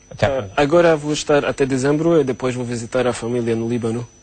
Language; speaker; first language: Portuguese; non-native, learner; Arabic